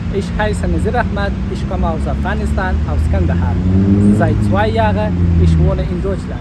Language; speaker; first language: German; non-native, learner; Pashto